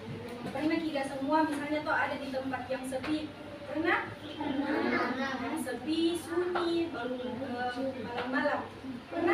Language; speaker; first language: Indonesian; native; Indonesian